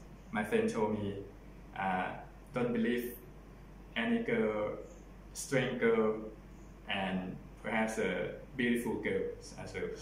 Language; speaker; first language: English; non-native, learner; Thai